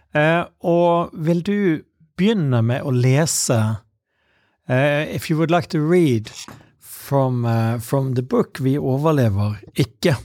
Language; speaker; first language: Norwegian; native; Norwegian